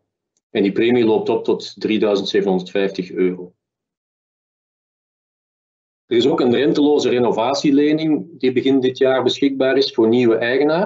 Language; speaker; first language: Dutch; native; Dutch